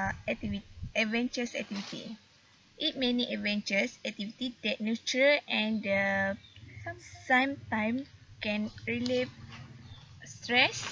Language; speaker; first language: English; non-native, learner; Malay